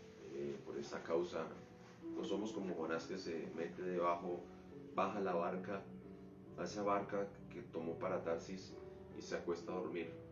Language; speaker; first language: Spanish; native; Spanish